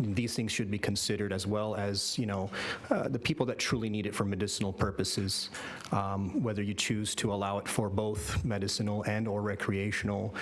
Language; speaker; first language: English; native; English